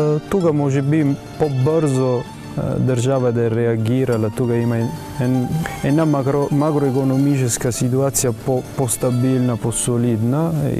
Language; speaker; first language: Bulgarian; non-native, fluent; Italian